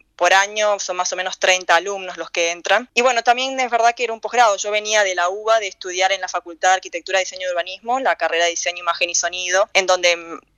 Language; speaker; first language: Spanish; native; Spanish